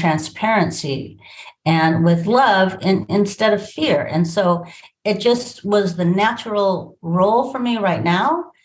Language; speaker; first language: English; native; English